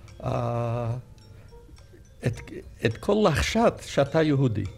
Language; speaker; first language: Hebrew; non-native, fluent; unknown